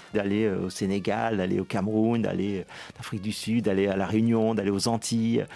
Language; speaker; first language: French; native; French